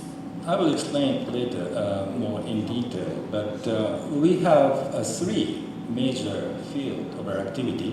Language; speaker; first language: English; non-native, fluent; Japanese